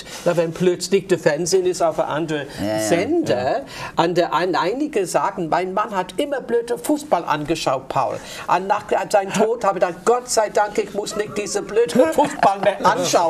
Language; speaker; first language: German; non-native, fluent; English